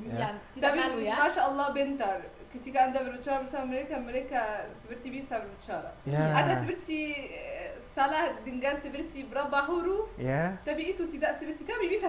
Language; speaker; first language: Indonesian; non-native, learner; Arabic